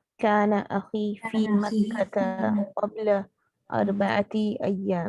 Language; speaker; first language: Arabic; non-native, learner; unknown